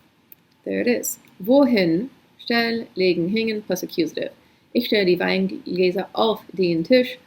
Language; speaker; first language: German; non-native, fluent; English